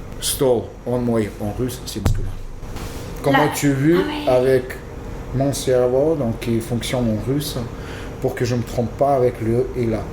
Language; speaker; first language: French; non-native, fluent; Russian